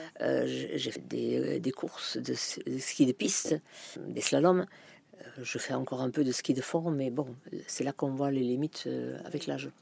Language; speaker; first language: French; non-native, fluent; German